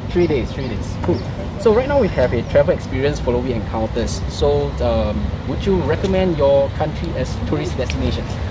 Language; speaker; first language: English; non-native, local second language; Chinese